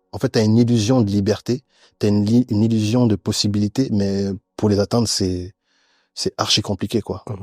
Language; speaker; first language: French; early bilingual, other home language; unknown